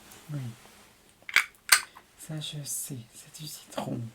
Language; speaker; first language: French; non-native, fluent; Spanish